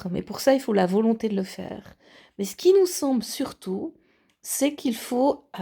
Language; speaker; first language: French; native; French